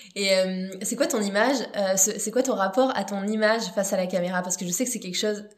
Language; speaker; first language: French; native; French